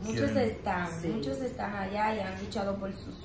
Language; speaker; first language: Spanish; native; Spanish